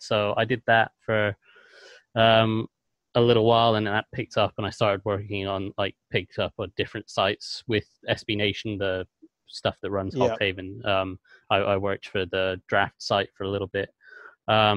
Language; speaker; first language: English; native; English